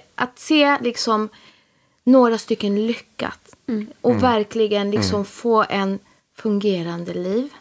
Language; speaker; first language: Swedish; early bilingual, other home language; Spanish